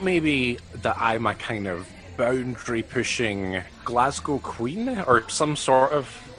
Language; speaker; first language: English; native; English